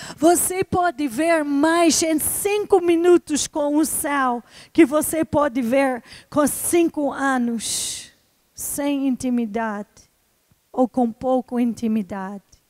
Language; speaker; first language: Portuguese; non-native, fluent; English